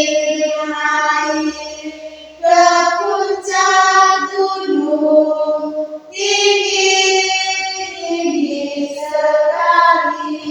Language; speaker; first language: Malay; non-native, local second language; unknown